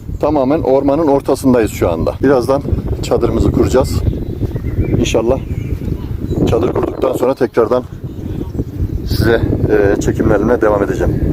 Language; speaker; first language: Turkish; native; Turkish